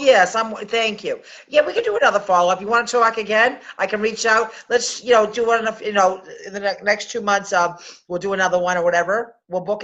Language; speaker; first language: English; native; English